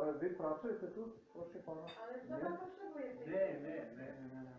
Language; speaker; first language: Polish; non-native, learner; Serbian